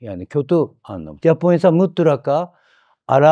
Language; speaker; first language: Turkish; non-native, fluent; Japanese